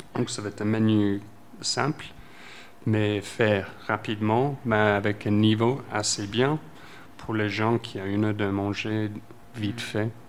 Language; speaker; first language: French; non-native, fluent; English